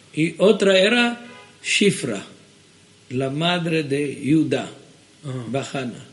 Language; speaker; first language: Spanish; early bilingual, heritage; Spanish